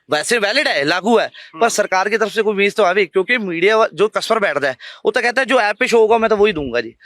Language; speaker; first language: Hindi; non-native, local second language; Punjabi